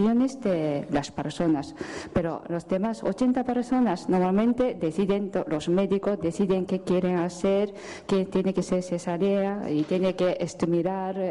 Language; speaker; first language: Spanish; non-native, fluent; Japanese